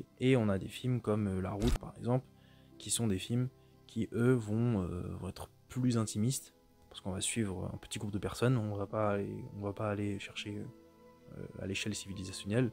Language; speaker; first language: French; native; French